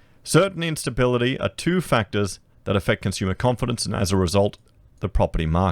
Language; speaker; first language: English; native; English